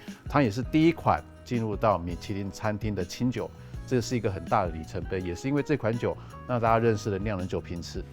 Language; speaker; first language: Chinese; native; Chinese